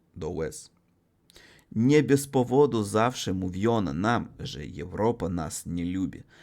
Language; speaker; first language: Polish; non-native, learner; Russian